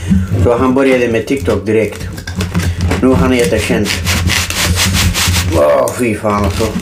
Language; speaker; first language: Swedish; non-native, learner; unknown